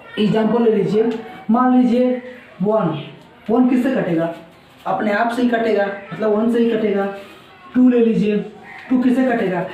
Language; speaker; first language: Hindi; native; Hindi